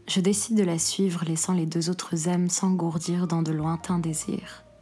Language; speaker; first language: French; non-native, local second language; Arabic